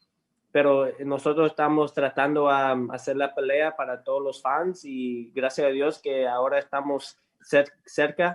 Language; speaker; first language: Spanish; early bilingual, heritage; English